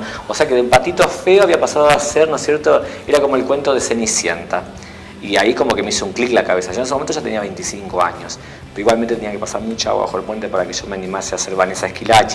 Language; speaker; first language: Spanish; native; Spanish